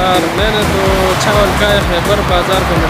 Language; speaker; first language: Hindi; non-native, local second language; Pashto